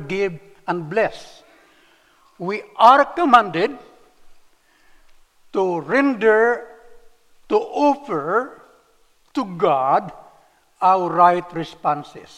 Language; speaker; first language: English; non-native, local second language; Cebuano